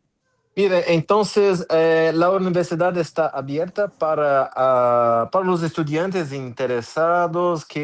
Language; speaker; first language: Spanish; non-native, fluent; Portuguese